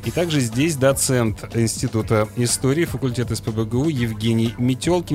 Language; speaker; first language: Russian; native; Russian